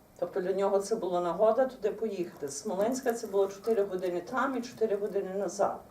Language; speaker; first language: Ukrainian; early bilingual, heritage; Ukrainian